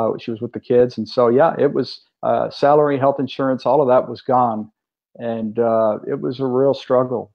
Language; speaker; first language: English; native; English